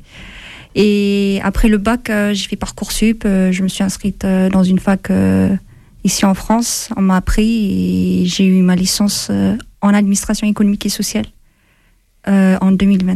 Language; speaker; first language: French; non-native, fluent; Amharic